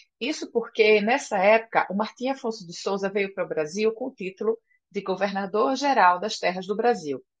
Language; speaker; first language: Portuguese; native; Portuguese